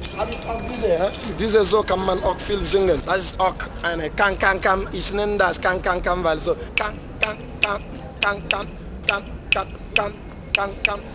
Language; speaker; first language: German; non-native, learner; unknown